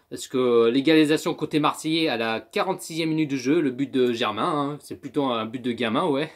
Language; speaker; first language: French; native; French